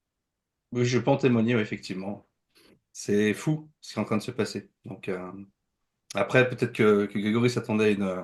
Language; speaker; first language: French; native; French